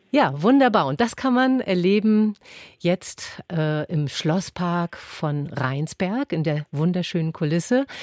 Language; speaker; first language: German; native; German